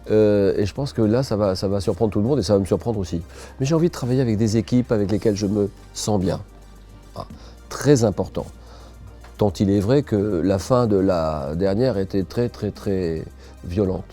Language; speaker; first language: French; native; French